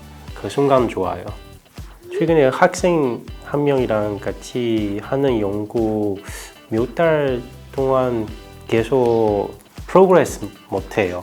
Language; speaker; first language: Korean; non-native, learner; Chinese